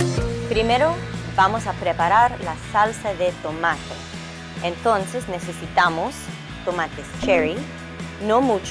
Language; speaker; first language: Spanish; early bilingual, heritage; English